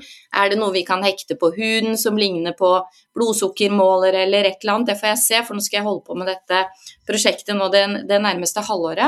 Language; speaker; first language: Norwegian; native; Norwegian